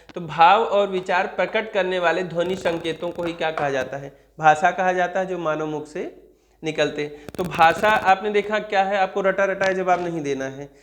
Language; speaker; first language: Hindi; native; Hindi